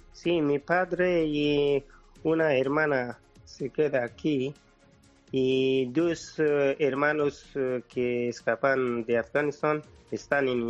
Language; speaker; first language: Spanish; non-native, learner; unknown